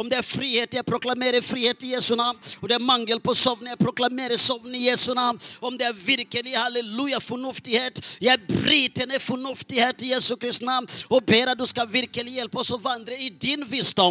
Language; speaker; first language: Norwegian; non-native, fluent; Rundi